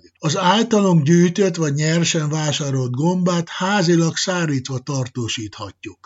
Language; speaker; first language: Hungarian; native; Hungarian